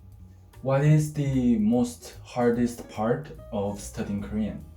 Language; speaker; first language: English; non-native, fluent; Korean